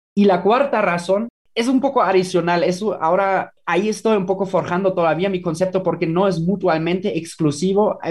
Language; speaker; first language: Spanish; non-native, fluent; German